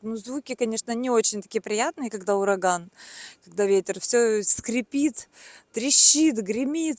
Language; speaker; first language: Russian; native; Russian